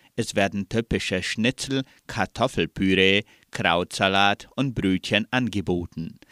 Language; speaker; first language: German; early bilingual, heritage; German